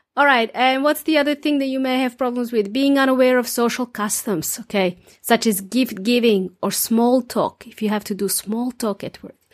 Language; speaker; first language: English; non-native, fluent; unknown